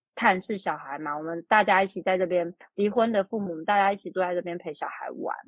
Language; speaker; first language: Chinese; native; Chinese